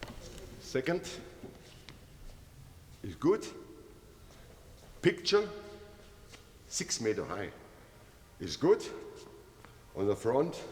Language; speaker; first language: English; non-native, learner; German